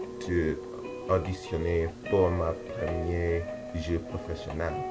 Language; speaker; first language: French; non-native, learner; English